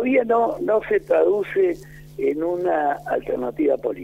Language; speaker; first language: Spanish; native; Spanish